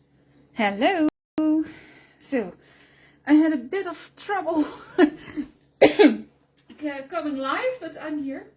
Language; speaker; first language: English; non-native, fluent; Dutch